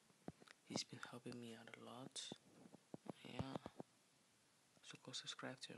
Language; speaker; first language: English; native; English